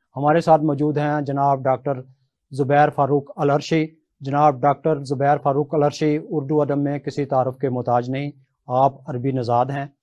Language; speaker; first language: Urdu; native; Urdu